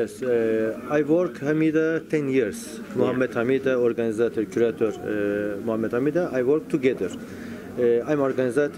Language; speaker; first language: English; non-native, learner; Turkish